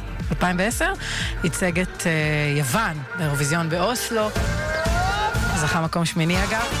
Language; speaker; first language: Hebrew; native; Hebrew